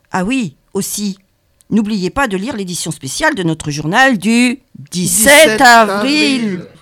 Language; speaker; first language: French; native; French